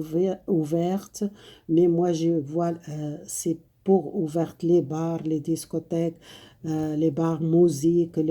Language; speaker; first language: French; non-native, fluent; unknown